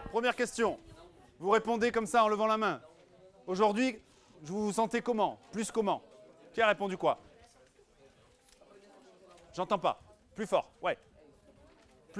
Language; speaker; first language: French; native; French